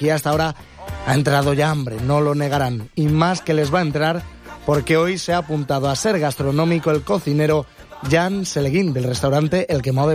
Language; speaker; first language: Spanish; native; Spanish